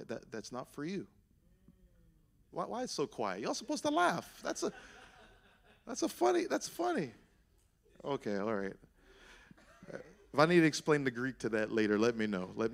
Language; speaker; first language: English; native; English